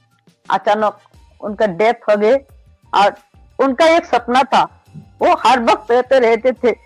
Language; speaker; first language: Hindi; non-native, local second language; Bangla